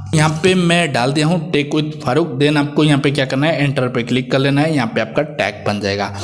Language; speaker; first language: Hindi; native; Hindi